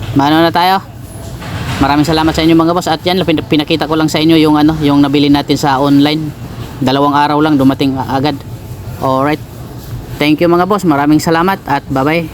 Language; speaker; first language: Filipino; native; Filipino